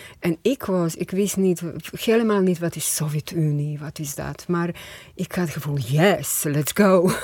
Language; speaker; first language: Dutch; non-native, fluent; Croatian